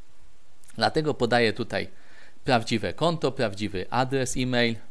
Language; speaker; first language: Polish; native; Polish